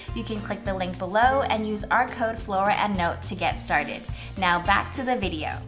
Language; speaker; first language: English; native; English